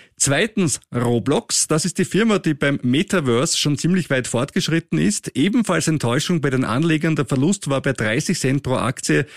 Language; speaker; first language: German; native; German